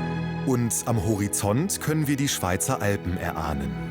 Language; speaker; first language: German; native; German